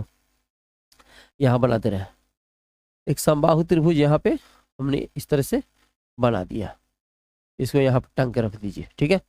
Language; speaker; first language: Hindi; non-native, local second language; Bhojpuri